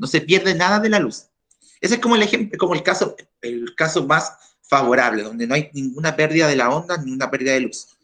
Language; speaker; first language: Spanish; native; Spanish